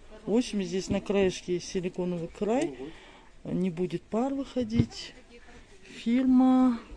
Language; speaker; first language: Russian; native; Russian